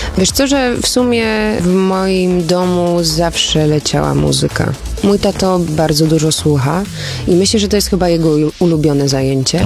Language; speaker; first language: Polish; early bilingual, heritage; Polish